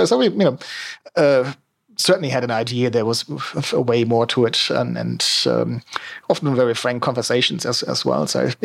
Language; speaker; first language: English; non-native, fluent; German